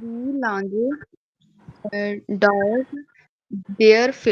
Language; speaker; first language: German; non-native, learner; Hindi